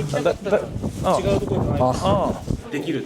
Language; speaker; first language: Japanese; native; Japanese